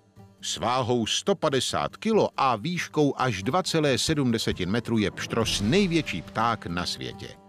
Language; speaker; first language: Czech; native; Czech